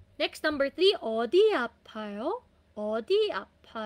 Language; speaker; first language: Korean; non-native, fluent; Filipino